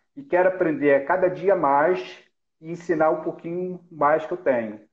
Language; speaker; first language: Portuguese; native; Portuguese